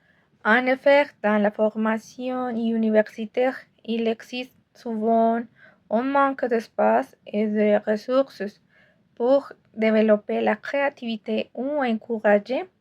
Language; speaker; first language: French; non-native, fluent; Spanish